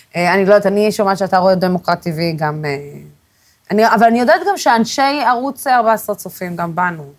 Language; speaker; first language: Hebrew; non-native, local second language; Arabic